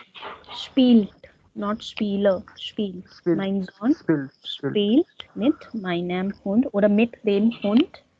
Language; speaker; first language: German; non-native, fluent; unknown